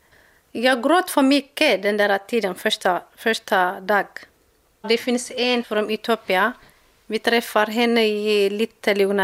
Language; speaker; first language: Swedish; non-native, learner; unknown